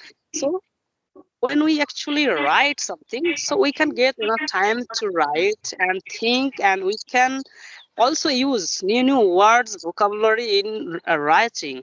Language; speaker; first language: English; non-native, local second language; Bangla